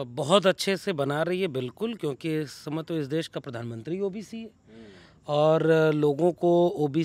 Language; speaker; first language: Hindi; native; Hindi